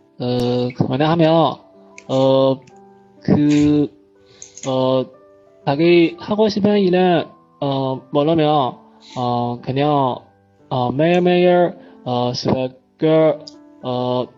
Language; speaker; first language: Korean; non-native, learner; Chinese